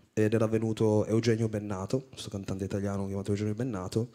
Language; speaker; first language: Italian; early bilingual, other home language; Amharic